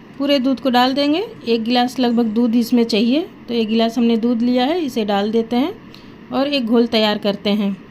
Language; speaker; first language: Hindi; native; Hindi